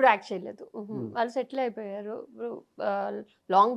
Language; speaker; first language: Telugu; non-native, fluent; Tamil